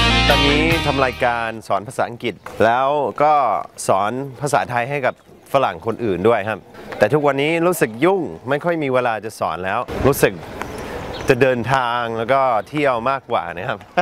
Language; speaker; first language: Thai; non-native, fluent; English